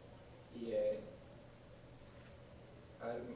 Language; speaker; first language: Japanese; non-native, learner; English